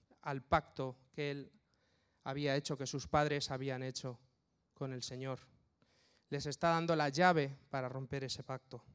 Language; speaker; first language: Spanish; native; Spanish